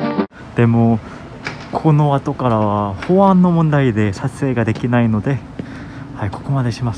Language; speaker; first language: Japanese; non-native, fluent; Korean